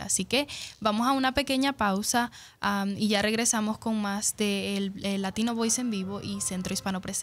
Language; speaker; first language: Spanish; native; Spanish